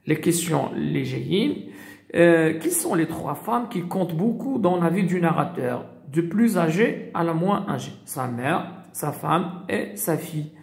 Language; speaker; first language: French; non-native, local second language; Arabic